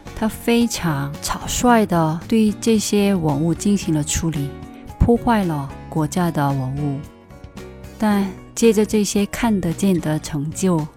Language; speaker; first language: Chinese; non-native, fluent; Korean